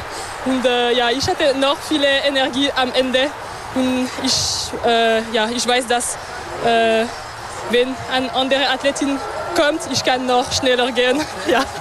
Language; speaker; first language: German; non-native, local second language; French